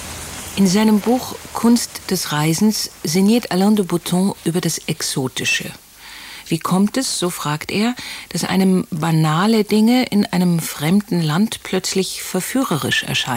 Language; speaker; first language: German; native; German